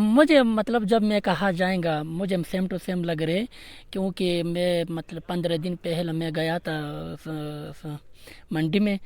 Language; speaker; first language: Hindi; non-native, learner; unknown